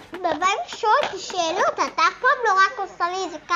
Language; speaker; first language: Hebrew; early bilingual, other home language; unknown